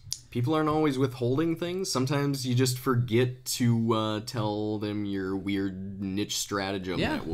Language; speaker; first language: English; native; English